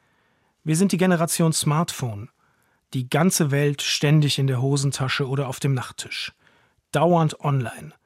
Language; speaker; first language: German; native; German